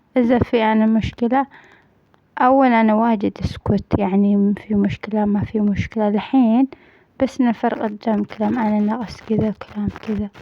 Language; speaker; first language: Arabic; non-native, learner; Amharic